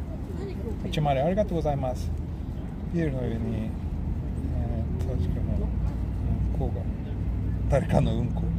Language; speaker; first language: Japanese; non-native, fluent; Swedish